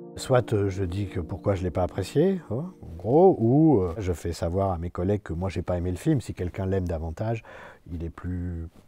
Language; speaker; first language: French; native; French